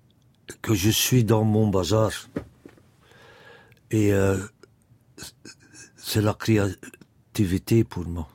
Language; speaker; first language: French; non-native, local second language; Dutch